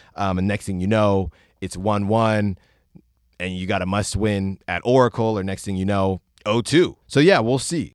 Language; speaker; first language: English; early bilingual, other home language; Spanish